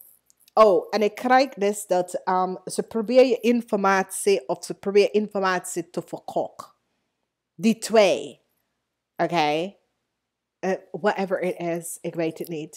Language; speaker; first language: Dutch; non-native, learner; English